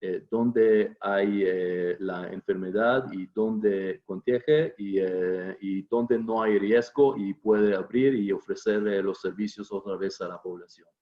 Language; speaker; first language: Spanish; non-native, fluent; Hebrew